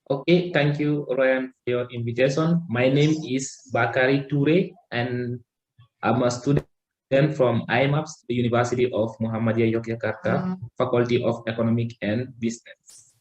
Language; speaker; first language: English; non-native, learner; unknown